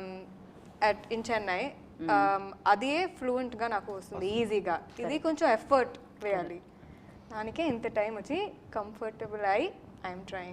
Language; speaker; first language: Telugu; non-native, local second language; Tamil